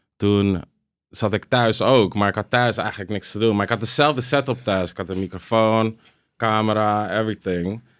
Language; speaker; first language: Dutch; early bilingual, other home language; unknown